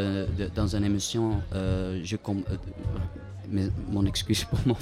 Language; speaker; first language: French; non-native, learner; Dutch